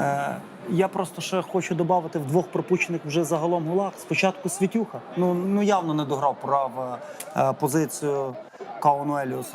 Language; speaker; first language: Ukrainian; native; Ukrainian